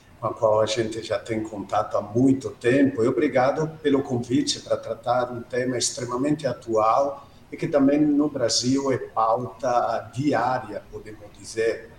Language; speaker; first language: Portuguese; non-native, fluent; Italian